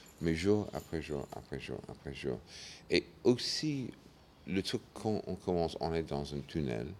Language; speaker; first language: French; non-native, fluent; English